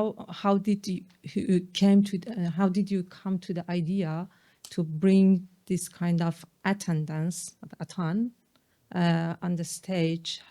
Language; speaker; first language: English; non-native, fluent; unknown